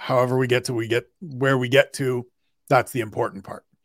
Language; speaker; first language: English; native; English